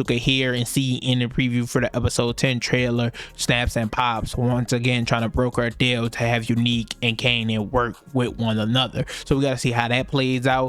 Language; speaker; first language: English; native; English